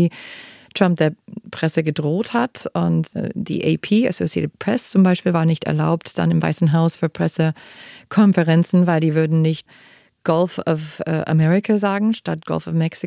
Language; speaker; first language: German; non-native, fluent; English